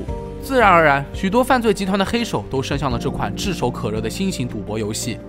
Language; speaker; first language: Chinese; native; Chinese